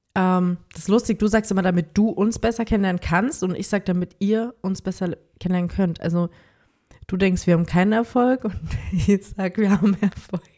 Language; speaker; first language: German; native; German